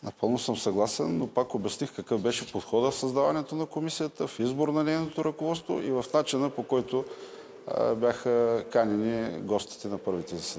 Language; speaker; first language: Bulgarian; native; Bulgarian